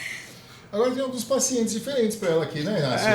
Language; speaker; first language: Portuguese; native; Portuguese